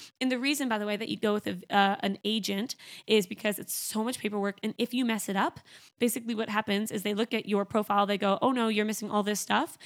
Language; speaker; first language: English; native; English